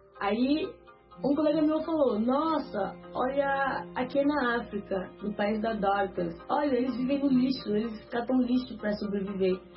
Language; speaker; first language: Portuguese; native; Portuguese